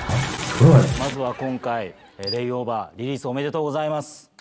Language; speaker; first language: Japanese; native; Japanese